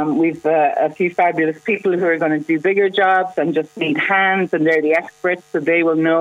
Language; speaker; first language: English; native; English